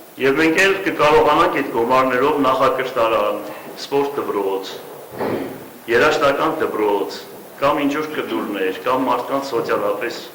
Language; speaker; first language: Armenian; native; Armenian